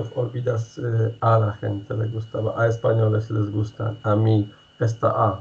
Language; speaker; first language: Spanish; non-native, fluent; Polish